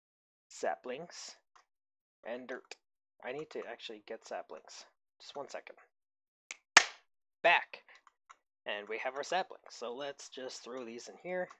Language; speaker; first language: English; native; English